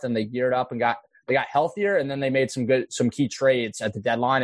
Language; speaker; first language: English; native; English